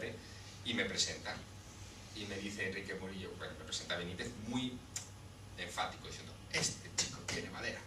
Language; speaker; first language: Spanish; native; Spanish